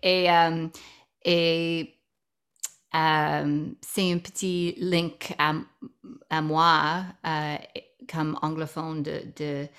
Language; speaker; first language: French; non-native, learner; English